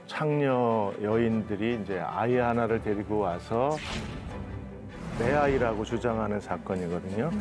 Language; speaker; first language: Korean; native; Korean